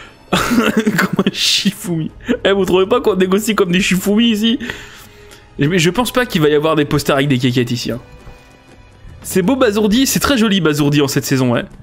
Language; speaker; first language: French; native; French